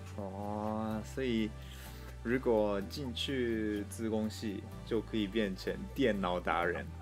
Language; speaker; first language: Chinese; non-native, fluent; Japanese